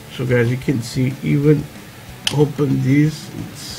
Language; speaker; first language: English; non-native, learner; Portuguese